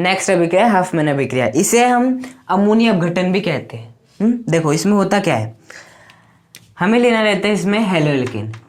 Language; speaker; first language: Hindi; native; Hindi